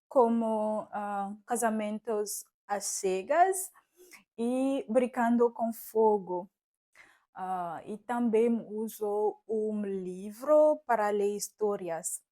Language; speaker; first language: Portuguese; non-native, learner; Fon